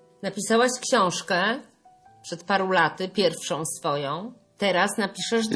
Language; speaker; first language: Polish; native; Polish